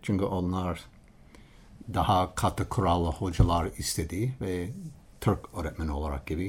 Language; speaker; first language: Turkish; non-native, learner; English